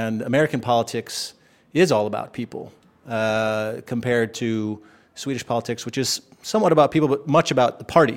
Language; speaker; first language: English; native; English